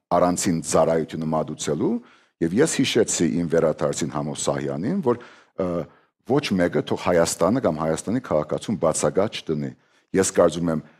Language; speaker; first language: Armenian; early bilingual, heritage; Armenian